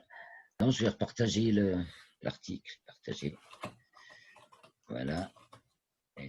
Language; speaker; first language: French; native; French